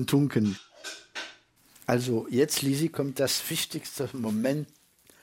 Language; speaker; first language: German; non-native, fluent; French